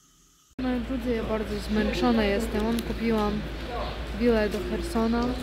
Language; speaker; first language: Polish; non-native, learner; Ukrainian